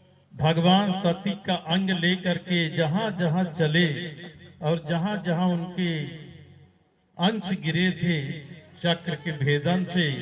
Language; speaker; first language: Hindi; native; Hindi